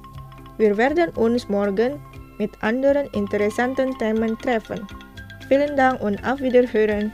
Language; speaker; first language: German; non-native, fluent; Indonesian